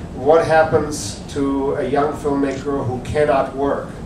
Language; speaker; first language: English; early bilingual, other home language; Czech